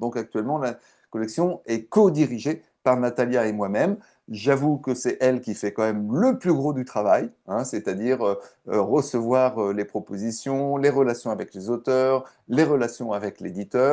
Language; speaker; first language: French; native; French